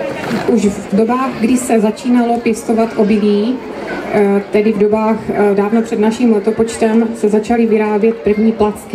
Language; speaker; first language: Czech; native; Czech